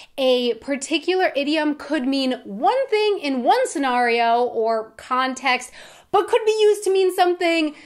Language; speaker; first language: English; native; English